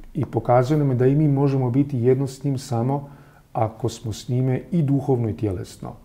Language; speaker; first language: Croatian; native; Croatian